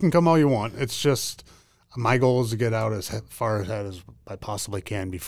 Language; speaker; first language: English; native; English